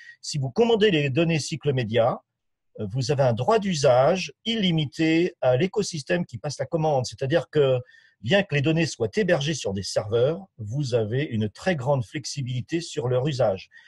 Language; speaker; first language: French; native; French